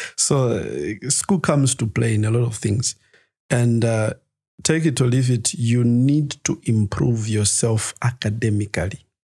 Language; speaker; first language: English; non-native, local second language; Nyanja